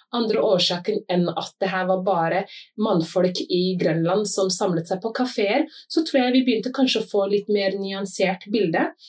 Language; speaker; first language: Norwegian; early bilingual, other home language; Somali